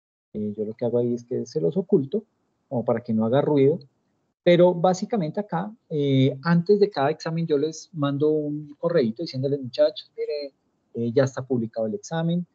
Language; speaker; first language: Spanish; native; Spanish